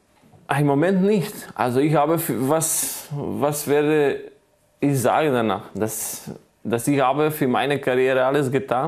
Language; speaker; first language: German; non-native, fluent; Croatian